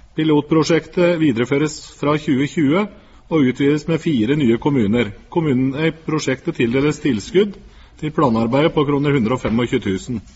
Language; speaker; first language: Norwegian; native; Norwegian